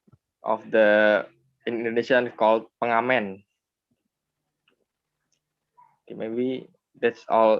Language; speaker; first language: English; non-native, learner; Indonesian